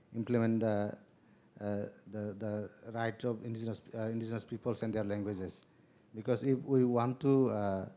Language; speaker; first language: English; non-native, local second language; Kok Borok